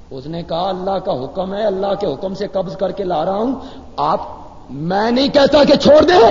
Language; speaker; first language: Urdu; non-native, local second language; Punjabi